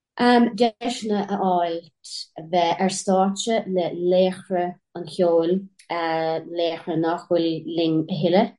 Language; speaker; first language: Irish; native; Irish